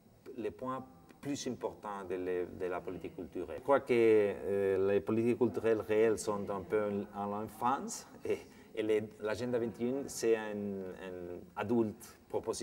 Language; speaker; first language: French; non-native, fluent; Spanish